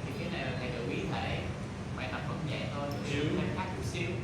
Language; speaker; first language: Vietnamese; native; Vietnamese